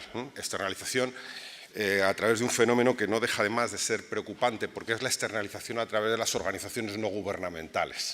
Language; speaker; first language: Spanish; native; Spanish